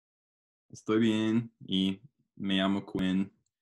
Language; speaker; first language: Spanish; non-native, learner; English